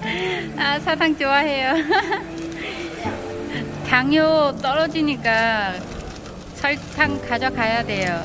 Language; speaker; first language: Korean; non-native, learner; Vietnamese